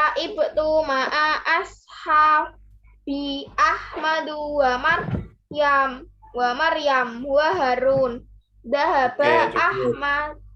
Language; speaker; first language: Arabic; non-native, learner; Indonesian